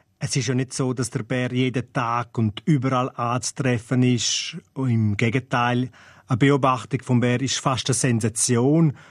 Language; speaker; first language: German; non-native, local second language; Romansh